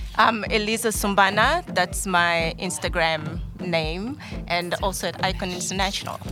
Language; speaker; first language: English; non-native, fluent; Portuguese